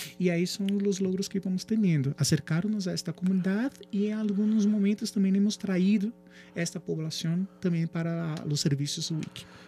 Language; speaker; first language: Spanish; non-native, fluent; Portuguese